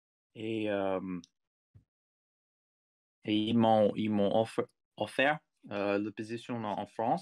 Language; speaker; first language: French; non-native, fluent; English